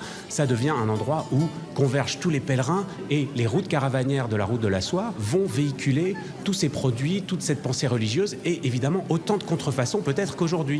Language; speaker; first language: French; native; French